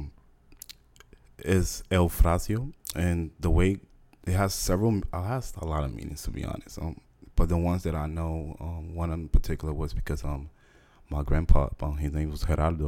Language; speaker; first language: English; native; English